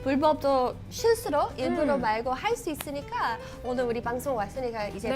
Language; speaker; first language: Korean; non-native, learner; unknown